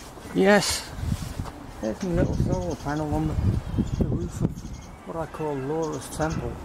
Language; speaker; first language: English; native; English